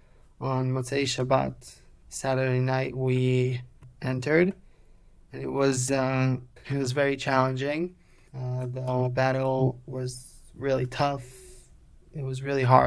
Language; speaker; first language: English; non-native, fluent; Hebrew